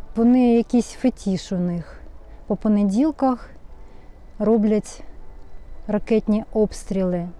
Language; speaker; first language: Ukrainian; non-native, local second language; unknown